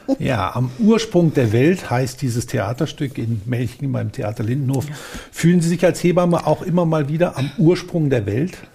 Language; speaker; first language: German; native; German